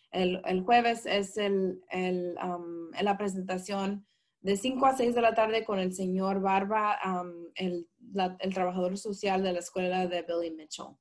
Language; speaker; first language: Spanish; early bilingual, heritage; Spanish